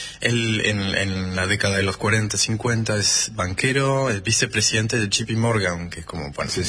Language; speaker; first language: Spanish; non-native, fluent; French